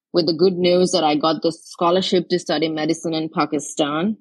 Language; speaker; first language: English; non-native, local second language; Tamil